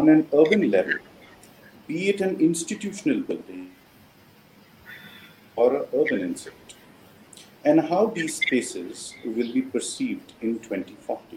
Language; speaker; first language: English; non-native, local second language; Hindi